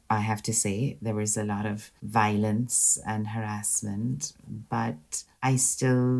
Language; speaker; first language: English; non-native, local second language; Hindi